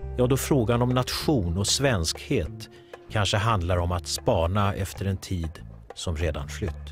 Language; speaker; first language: Swedish; early bilingual, other home language; Polish